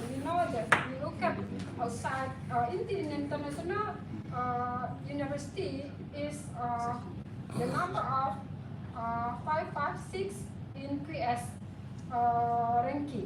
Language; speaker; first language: English; non-native, fluent; Indonesian